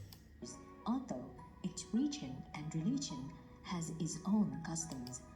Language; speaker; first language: English; non-native, learner; Vietnamese